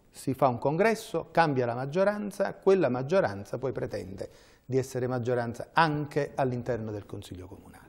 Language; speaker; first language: Italian; native; Italian